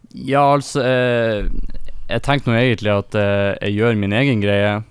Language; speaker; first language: Norwegian; native; Norwegian